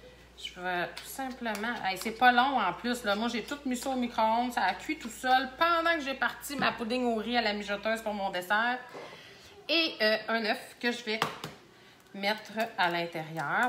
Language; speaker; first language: French; native; French